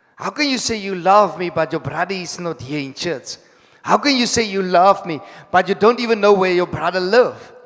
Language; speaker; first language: English; non-native, local second language; Afrikaans